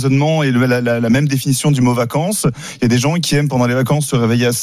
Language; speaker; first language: French; native; French